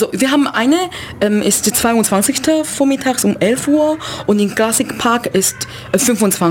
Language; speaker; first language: German; non-native, learner; Chinese